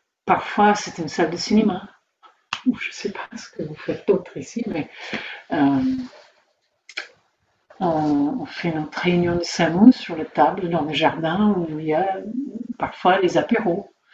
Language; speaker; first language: French; native; French